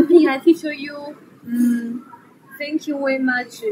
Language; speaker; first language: English; non-native, learner; Thai